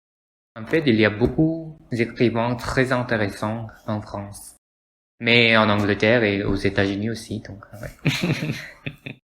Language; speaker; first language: French; non-native, learner; Korean